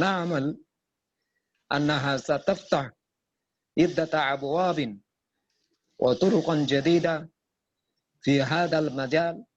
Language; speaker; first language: Arabic; non-native, fluent; Bangla